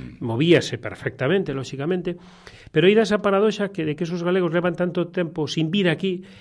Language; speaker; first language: Galician; native; Galician